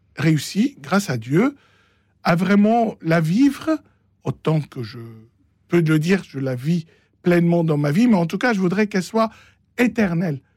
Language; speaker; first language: French; non-native, local second language; Arabic